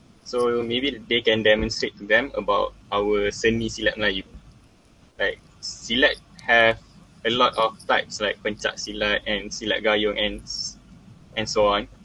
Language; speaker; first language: English; non-native, local second language; Malay